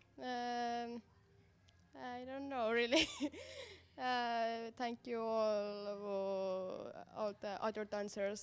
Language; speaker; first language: English; non-native, learner; Estonian